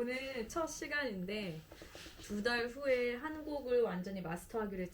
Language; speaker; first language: Korean; native; Korean